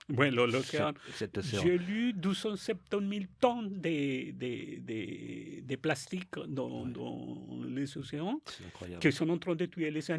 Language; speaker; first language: French; non-native, learner; Spanish